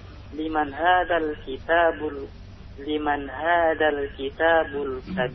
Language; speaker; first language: Arabic; non-native, learner; Indonesian